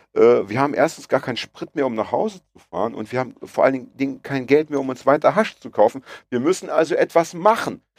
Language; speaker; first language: German; early bilingual, other home language; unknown